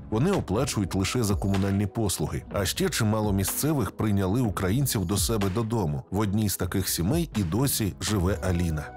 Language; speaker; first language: Ukrainian; native; Ukrainian